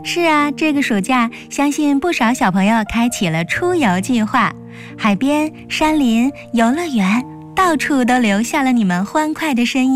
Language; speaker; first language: Chinese; native; Chinese